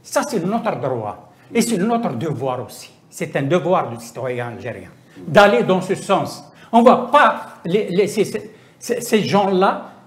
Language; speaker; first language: French; non-native, local second language; Arabic